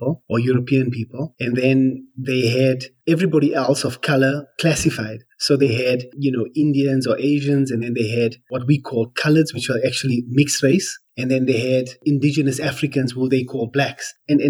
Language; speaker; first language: English; native; English